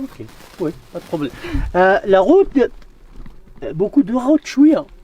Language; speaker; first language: French; non-native, learner; Arabic